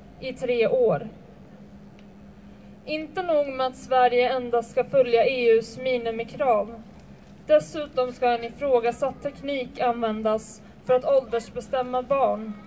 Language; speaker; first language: Swedish; early bilingual, other home language; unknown